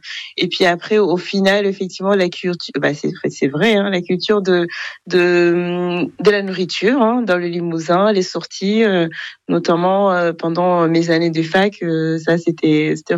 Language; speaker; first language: French; non-native, local second language; Kinyarwanda